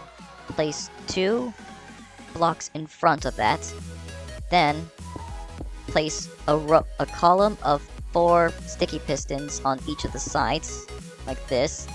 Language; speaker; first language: English; native; English